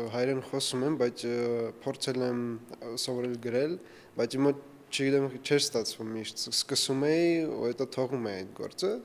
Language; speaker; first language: Armenian; early bilingual, heritage; Armenian